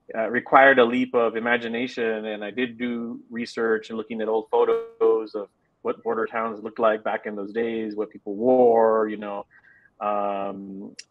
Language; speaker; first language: English; native; English